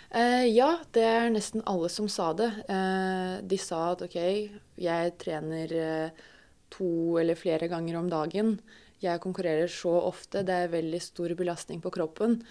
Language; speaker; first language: Norwegian; non-native, fluent; Russian